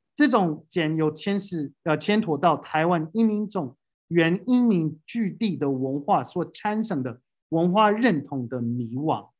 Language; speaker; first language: Chinese; non-native, fluent; English